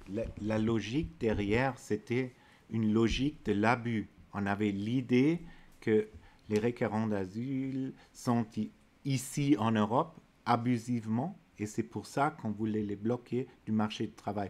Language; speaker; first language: French; non-native, fluent; German